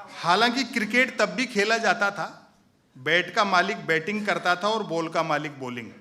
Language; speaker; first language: Hindi; native; Hindi